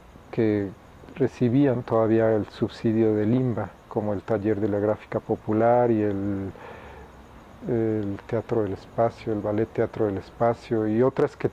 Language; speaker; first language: Spanish; native; Spanish